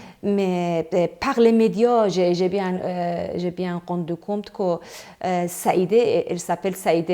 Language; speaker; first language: French; non-native, fluent; Persian